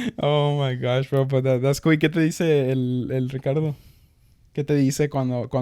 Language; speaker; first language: Spanish; early bilingual, heritage; Spanish